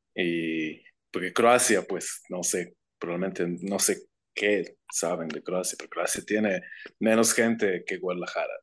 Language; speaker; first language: Spanish; non-native, fluent; Croatian